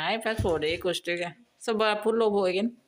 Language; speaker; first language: Danish; non-native, learner; Thai